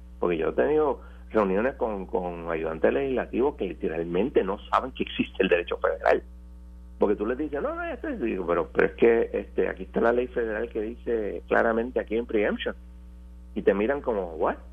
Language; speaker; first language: Spanish; native; Spanish